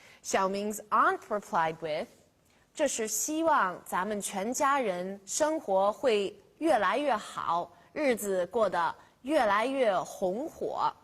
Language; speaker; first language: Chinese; non-native, fluent; English